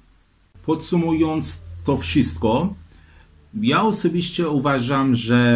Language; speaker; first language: Polish; non-native, fluent; Persian